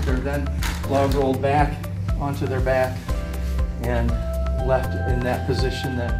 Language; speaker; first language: English; native; English